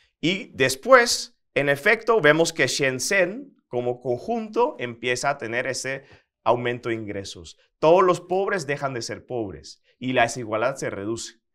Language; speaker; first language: Spanish; non-native, fluent; Dutch